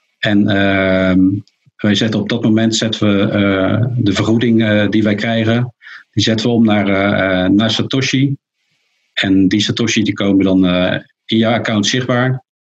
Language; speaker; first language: Dutch; native; Dutch